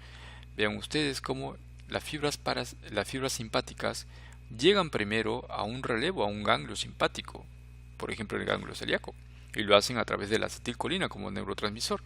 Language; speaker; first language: Spanish; native; Spanish